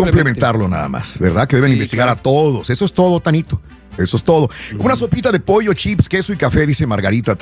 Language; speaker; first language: Spanish; native; Spanish